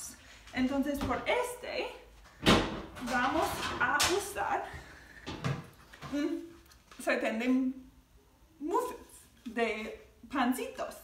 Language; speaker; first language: Spanish; non-native, learner; English